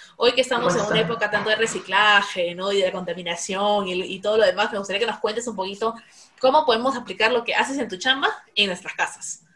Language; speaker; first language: Spanish; native; Spanish